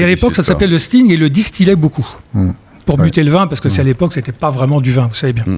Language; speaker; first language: French; native; French